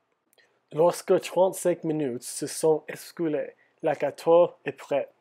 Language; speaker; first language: French; non-native, learner; English